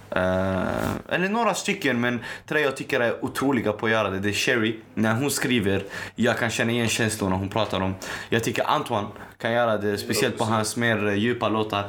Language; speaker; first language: Swedish; early bilingual, other home language; Arabic